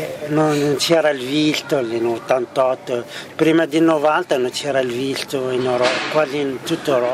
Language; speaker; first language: Italian; non-native, fluent; Arabic